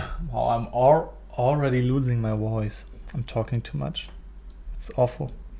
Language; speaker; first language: English; non-native, fluent; German